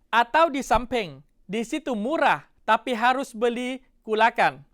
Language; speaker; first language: Indonesian; non-native, fluent; Thai